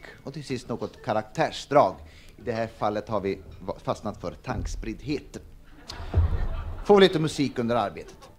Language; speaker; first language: Swedish; native; Swedish